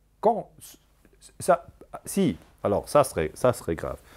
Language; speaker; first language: French; non-native, local second language; German